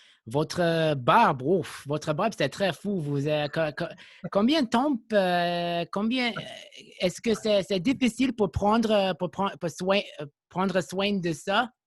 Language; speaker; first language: French; non-native, local second language; English